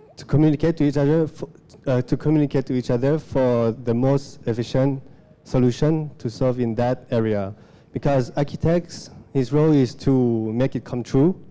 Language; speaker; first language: English; non-native, fluent; Lao